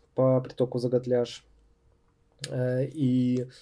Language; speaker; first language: Russian; native; Russian